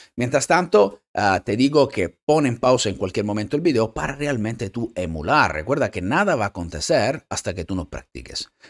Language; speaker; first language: Spanish; non-native, fluent; Italian